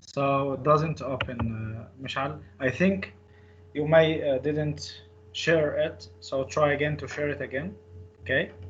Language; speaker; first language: English; non-native, fluent; Arabic